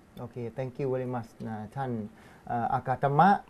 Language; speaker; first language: English; non-native, learner; Thai